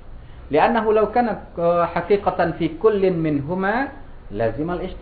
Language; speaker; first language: Arabic; non-native, fluent; Indonesian